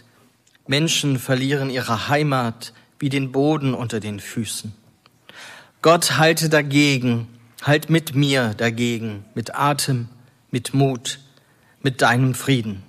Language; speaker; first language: German; native; German